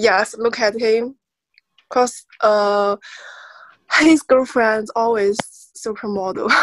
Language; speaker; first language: English; non-native, learner; Chinese